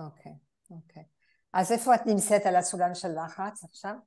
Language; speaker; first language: Hebrew; non-native, fluent; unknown